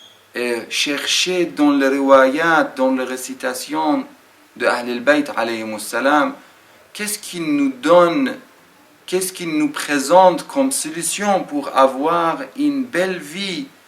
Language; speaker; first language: French; non-native, fluent; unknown